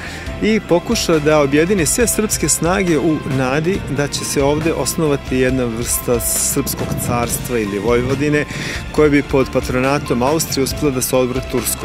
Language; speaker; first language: Serbian; native; Serbian